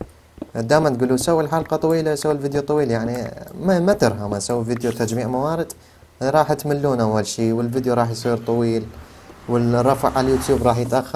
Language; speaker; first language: Arabic; native; Arabic